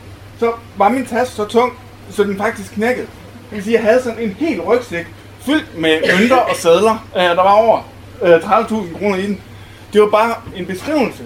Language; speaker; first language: Danish; native; Danish